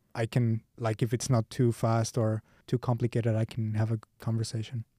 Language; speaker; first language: English; non-native, fluent; Portuguese